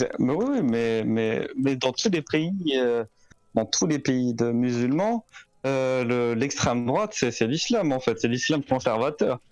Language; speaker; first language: French; non-native, local second language; Arabic